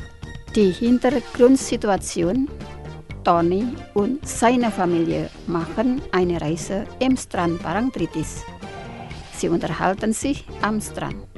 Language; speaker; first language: German; non-native, fluent; Indonesian